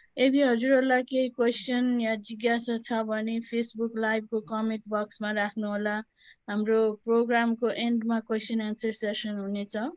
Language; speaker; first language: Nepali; native; Nepali